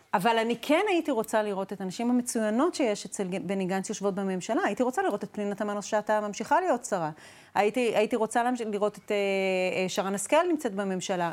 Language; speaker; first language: Hebrew; native; Hebrew